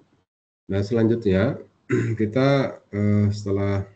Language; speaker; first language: Indonesian; native; Indonesian